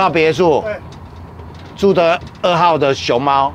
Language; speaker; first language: Chinese; native; Chinese